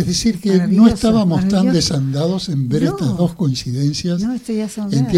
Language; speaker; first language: Spanish; native; Spanish